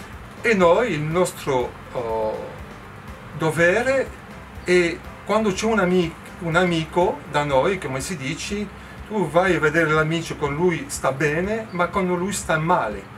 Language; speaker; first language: Italian; non-native, learner; French